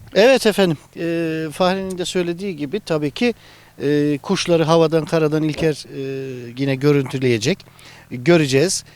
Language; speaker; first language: Turkish; native; Turkish